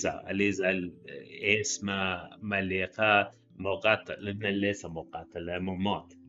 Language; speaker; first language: Arabic; non-native, learner; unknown